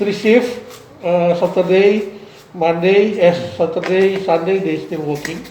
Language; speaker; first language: English; non-native, learner; Indonesian